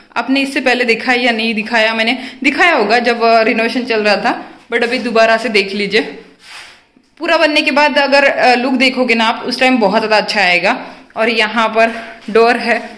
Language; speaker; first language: Hindi; non-native, local second language; Marathi